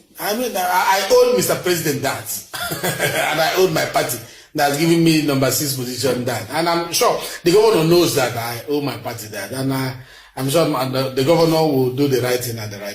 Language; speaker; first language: English; non-native, local second language; Igbo